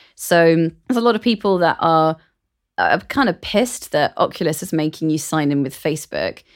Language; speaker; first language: English; native; English